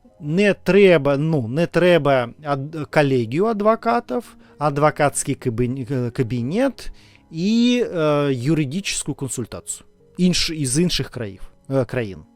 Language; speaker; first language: Ukrainian; non-native, learner; Russian